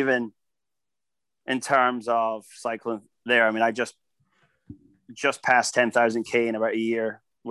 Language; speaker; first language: English; native; English